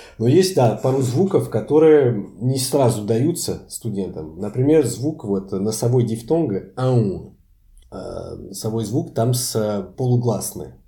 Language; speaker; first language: Russian; non-native, fluent; Portuguese